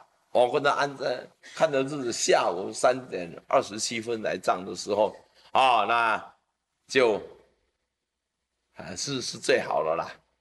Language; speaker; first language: Chinese; native; Chinese